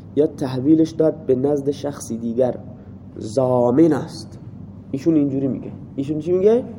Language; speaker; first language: Persian; non-native, local second language; Baluchi